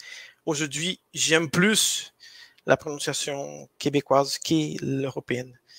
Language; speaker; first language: French; non-native, fluent; Portuguese